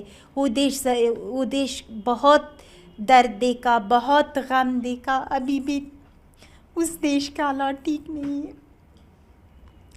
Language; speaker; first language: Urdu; non-native, learner; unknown